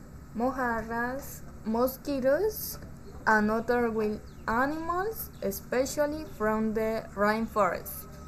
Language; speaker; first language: English; non-native, learner; Spanish